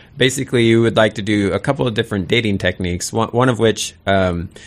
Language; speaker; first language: English; native; English